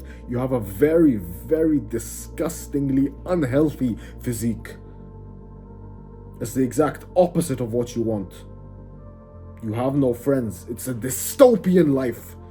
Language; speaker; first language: English; native; English